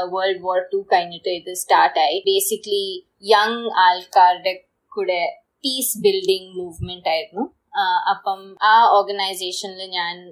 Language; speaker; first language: Malayalam; early bilingual, heritage; Malayalam